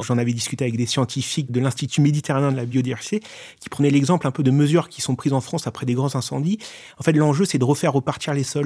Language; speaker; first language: French; native; French